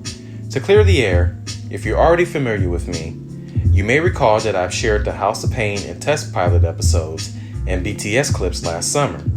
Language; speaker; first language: English; native; English